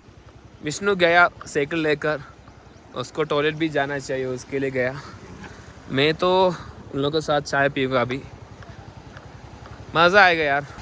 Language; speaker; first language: Hindi; non-native, local second language; Malayalam